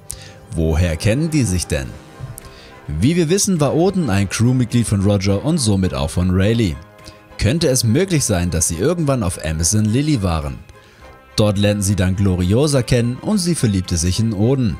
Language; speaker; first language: German; native; German